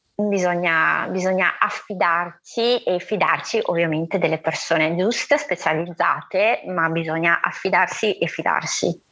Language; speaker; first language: Italian; native; Italian